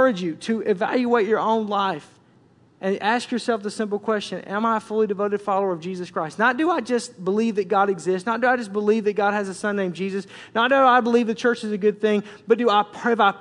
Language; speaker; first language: English; native; English